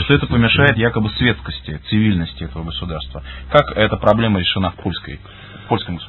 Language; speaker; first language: Russian; native; Russian